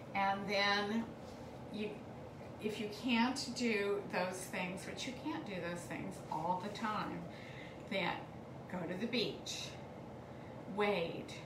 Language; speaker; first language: English; native; English